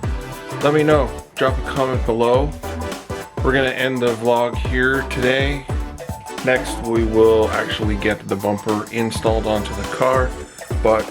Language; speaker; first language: English; native; English